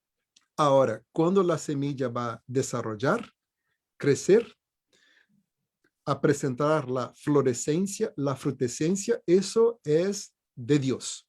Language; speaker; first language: Spanish; non-native, fluent; Portuguese